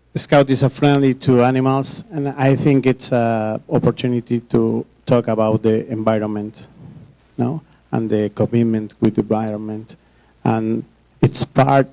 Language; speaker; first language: English; non-native, learner; Spanish